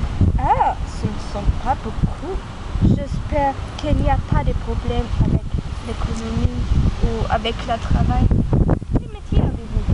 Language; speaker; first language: French; non-native, learner; German